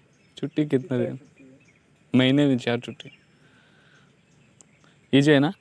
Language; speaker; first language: Hindi; non-native, local second language; Kannada